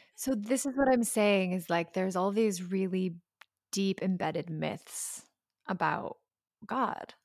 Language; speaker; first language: English; native; English